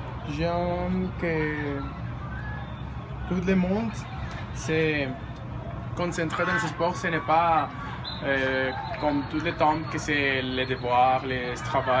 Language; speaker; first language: French; non-native, learner; Spanish